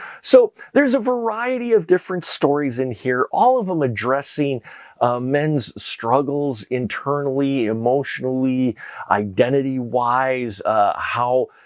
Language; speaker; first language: English; native; English